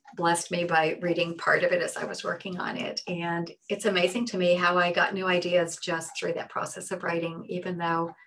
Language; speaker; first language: English; native; English